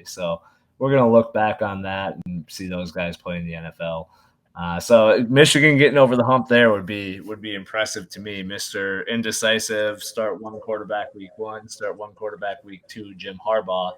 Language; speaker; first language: English; native; English